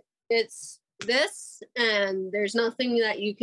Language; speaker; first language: English; native; English